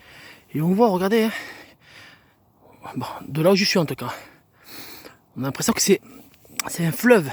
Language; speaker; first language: French; native; French